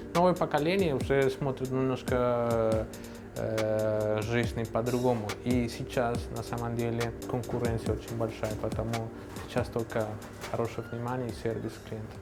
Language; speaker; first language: Russian; non-native, fluent; Spanish